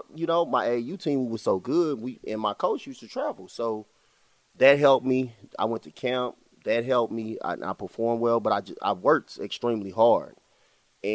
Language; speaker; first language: English; native; English